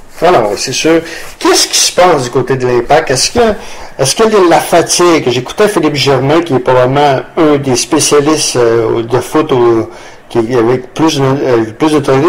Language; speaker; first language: French; native; French